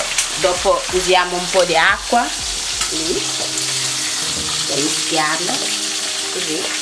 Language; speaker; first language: Italian; non-native, learner; Wolof